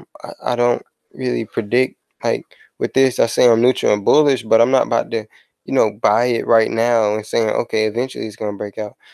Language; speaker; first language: English; native; English